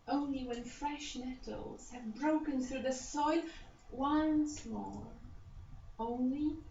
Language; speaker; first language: English; non-native, fluent; Romanian